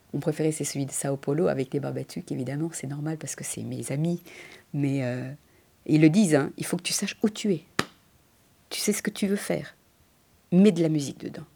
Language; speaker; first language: French; early bilingual, other home language; Spanish